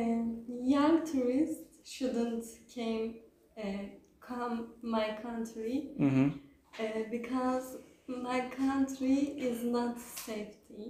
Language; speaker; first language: English; non-native, learner; Turkish